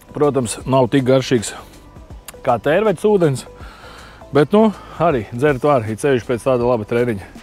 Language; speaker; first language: Latvian; native; Latvian